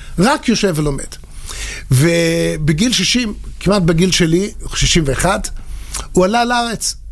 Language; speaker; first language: Hebrew; non-native, fluent; English